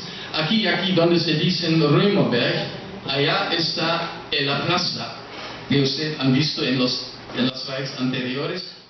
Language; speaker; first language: Spanish; non-native, fluent; German